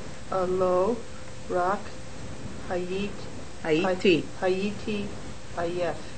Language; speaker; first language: Hebrew; non-native, learner; English